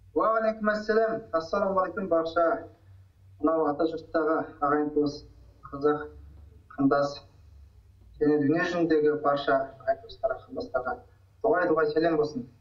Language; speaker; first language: Kazakh; early bilingual, heritage; Kazakh